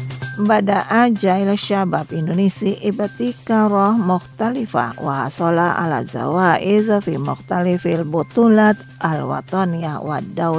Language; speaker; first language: Arabic; non-native, fluent; Indonesian